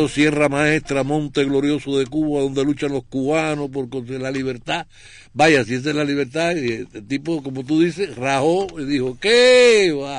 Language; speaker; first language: Spanish; native; Spanish